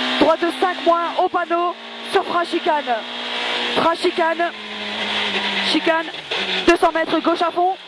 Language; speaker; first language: French; native; French